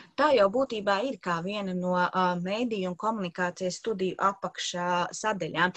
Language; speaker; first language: Latvian; native; Latvian